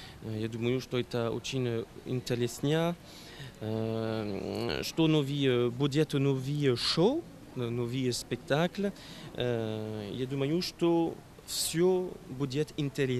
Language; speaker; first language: Russian; non-native, learner; French